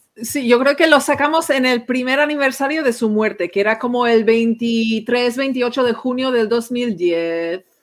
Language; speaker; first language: Spanish; non-native, fluent; English